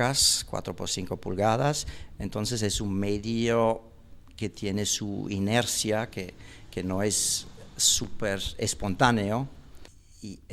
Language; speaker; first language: Spanish; non-native, fluent; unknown